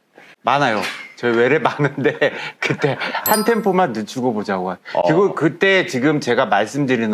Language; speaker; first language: Korean; native; Korean